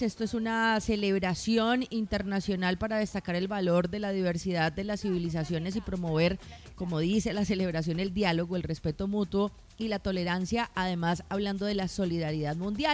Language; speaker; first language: Spanish; native; Spanish